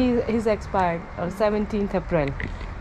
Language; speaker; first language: English; non-native, local second language; Hindi